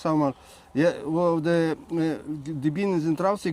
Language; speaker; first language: German; non-native, learner; Russian